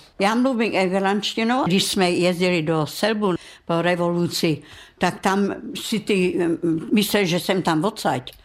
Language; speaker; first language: Czech; non-native, local second language; German